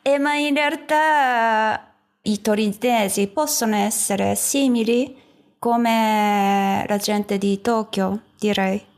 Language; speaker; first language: Italian; non-native, fluent; Japanese